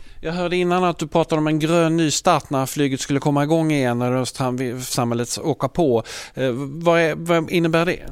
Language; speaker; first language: Swedish; native; Swedish